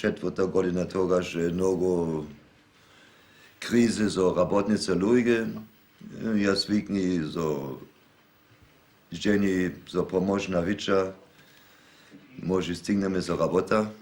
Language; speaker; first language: Macedonian; non-native, learner; German